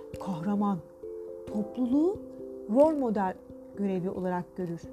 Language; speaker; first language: Turkish; native; Turkish